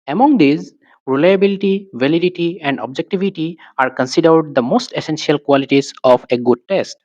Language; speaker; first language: English; non-native, local second language; Assamese